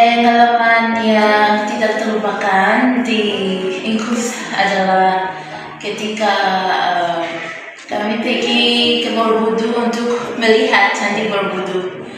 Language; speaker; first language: Indonesian; non-native, learner; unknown